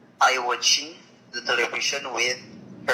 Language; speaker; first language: English; non-native, learner; Indonesian